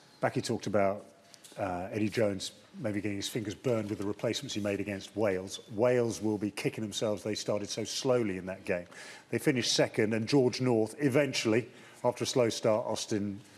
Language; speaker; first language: English; native; English